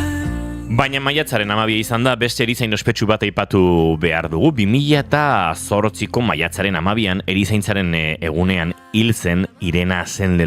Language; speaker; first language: Basque; native; Basque